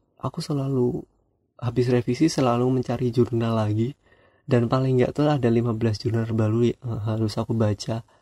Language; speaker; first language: Indonesian; non-native, local second language; Javanese